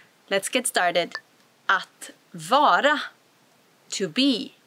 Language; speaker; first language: English; non-native, fluent; Swedish